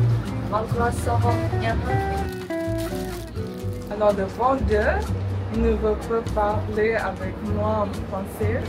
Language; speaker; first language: French; non-native, learner; English